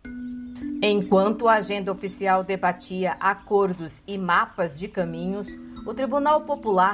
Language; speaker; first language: Portuguese; native; Portuguese